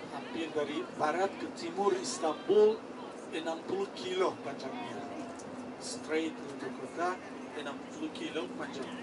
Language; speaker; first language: Indonesian; non-native, fluent; Turkish